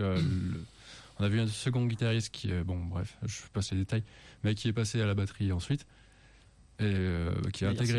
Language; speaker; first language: French; native; French